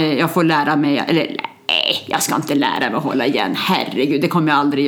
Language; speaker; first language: Swedish; native; Swedish